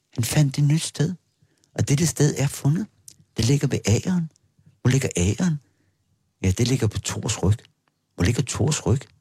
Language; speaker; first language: Danish; native; Danish